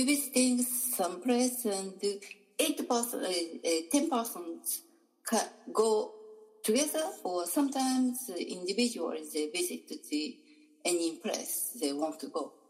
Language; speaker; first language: English; non-native, learner; Japanese